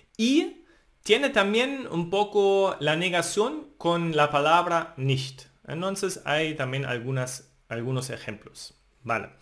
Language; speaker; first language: Spanish; non-native, fluent; German